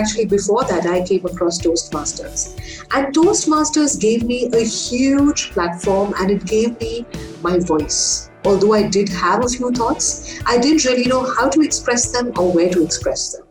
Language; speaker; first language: English; non-native, local second language; Bangla